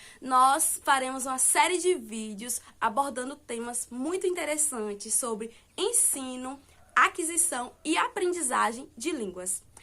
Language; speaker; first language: Portuguese; native; Portuguese